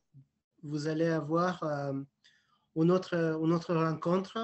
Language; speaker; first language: French; non-native, fluent; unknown